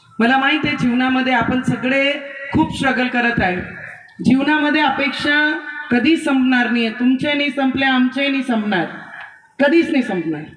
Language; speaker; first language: Marathi; non-native, local second language; Hindi